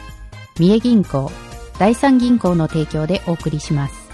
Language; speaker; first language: Japanese; native; Japanese